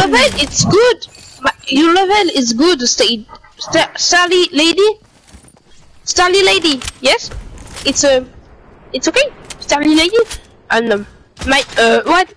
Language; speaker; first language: English; non-native, learner; French